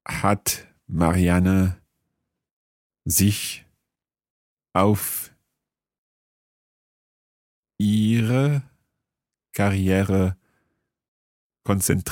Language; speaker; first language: German; non-native, learner; English